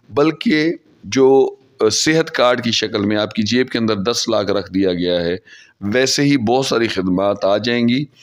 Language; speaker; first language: Urdu; non-native, local second language; Saraiki